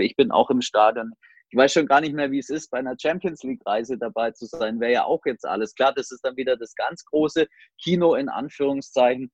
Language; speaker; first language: German; native; German